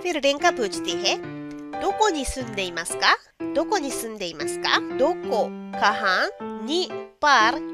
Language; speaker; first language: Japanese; non-native, fluent; Hindi